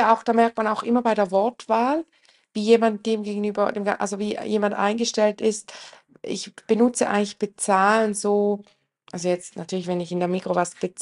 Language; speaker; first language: German; native; German